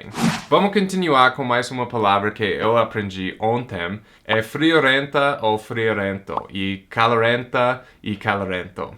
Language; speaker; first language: Portuguese; non-native, fluent; English